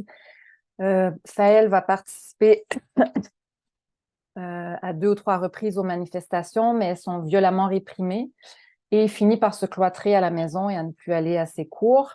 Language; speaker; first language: French; native; French